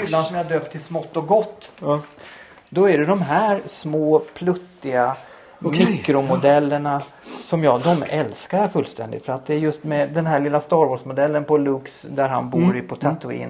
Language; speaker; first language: Swedish; native; Swedish